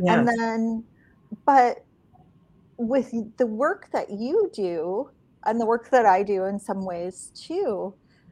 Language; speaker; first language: English; native; English